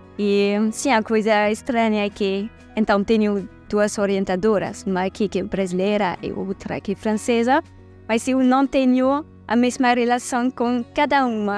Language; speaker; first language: Portuguese; non-native, fluent; French